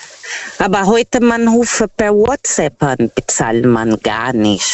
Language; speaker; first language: German; non-native, fluent; Portuguese